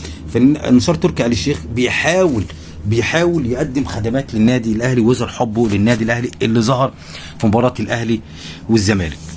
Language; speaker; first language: Arabic; native; Arabic